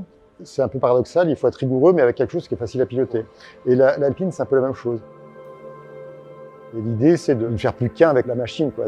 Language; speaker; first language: French; native; French